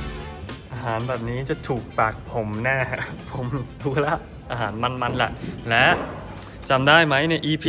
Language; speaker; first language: Thai; early bilingual, heritage; Thai